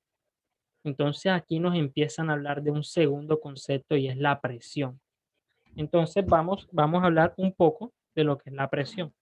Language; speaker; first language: Spanish; native; Spanish